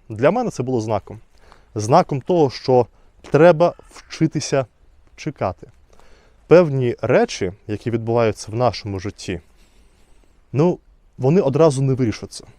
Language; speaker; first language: Ukrainian; non-native, fluent; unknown